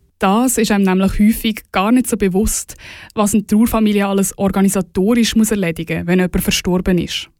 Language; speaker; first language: German; native; German